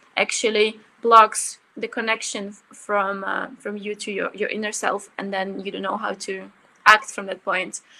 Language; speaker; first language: English; early bilingual, other home language; Ukrainian